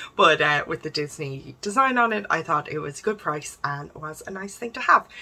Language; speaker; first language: English; native; English